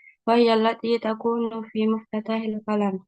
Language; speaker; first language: Arabic; non-native, learner; Indonesian